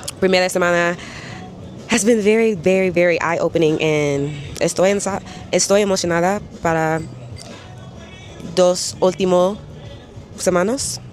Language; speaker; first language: Spanish; non-native, learner; English